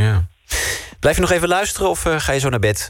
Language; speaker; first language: Dutch; native; Dutch